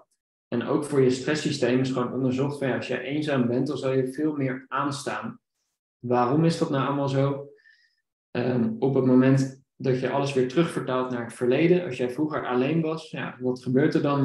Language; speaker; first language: Dutch; native; Dutch